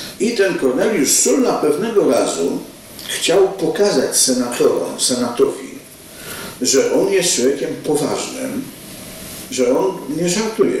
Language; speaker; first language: Polish; native; Polish